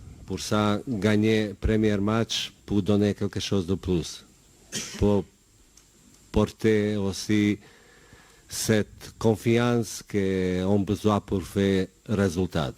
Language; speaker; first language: French; non-native, learner; Bosnian